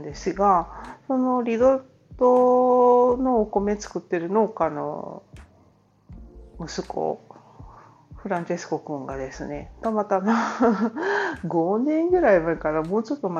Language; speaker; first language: Japanese; native; Japanese